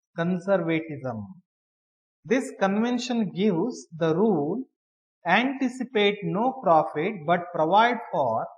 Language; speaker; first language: English; non-native, local second language; Kannada